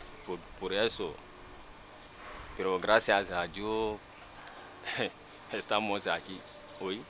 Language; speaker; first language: Spanish; non-native, learner; Bambara